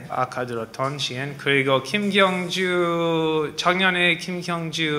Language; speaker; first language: Korean; non-native, learner; English